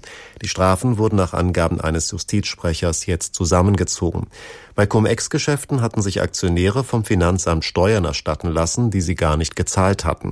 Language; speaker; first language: German; native; German